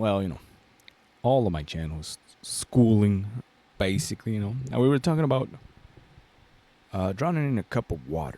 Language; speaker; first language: English; native; English